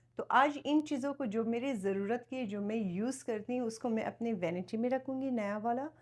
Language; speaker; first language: Urdu; non-native, fluent; Persian